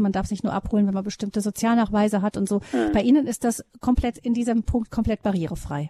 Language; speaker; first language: German; native; German